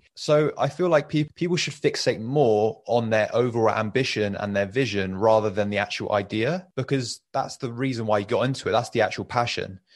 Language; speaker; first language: English; early bilingual, other home language; Persian